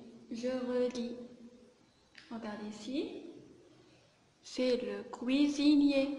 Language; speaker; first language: French; non-native, local second language; Arabic